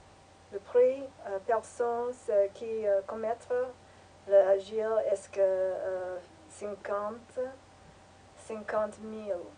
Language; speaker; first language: French; non-native, learner; English